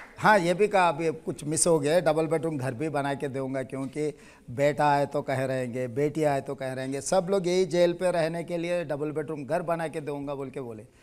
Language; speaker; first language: Hindi; non-native, local second language; Telugu